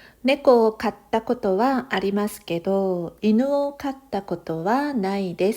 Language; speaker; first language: Japanese; non-native, fluent; Korean